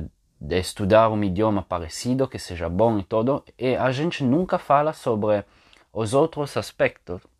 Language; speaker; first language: Portuguese; non-native, fluent; Italian